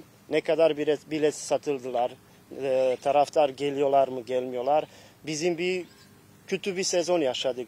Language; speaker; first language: Turkish; non-native, fluent; Bosnian